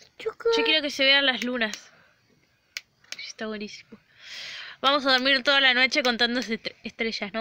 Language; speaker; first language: Spanish; native; Spanish